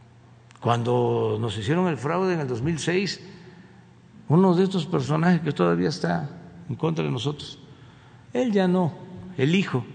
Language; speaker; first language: Spanish; native; Spanish